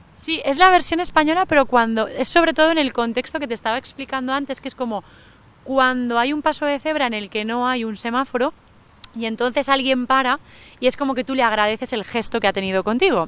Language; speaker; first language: Spanish; native; Spanish